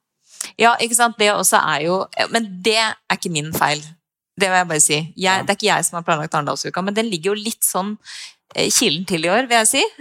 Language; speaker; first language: Norwegian; native; Norwegian